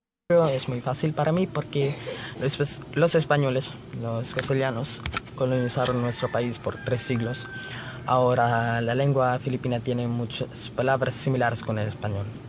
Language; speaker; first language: Spanish; non-native, fluent; Filipino